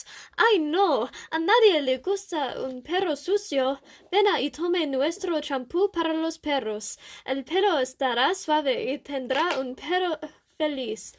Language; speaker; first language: Spanish; non-native, learner; English